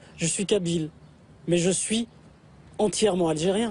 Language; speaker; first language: French; non-native, local second language; Kabyle